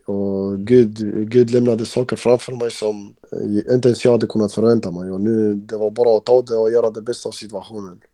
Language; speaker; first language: Swedish; early bilingual, other home language; Albanian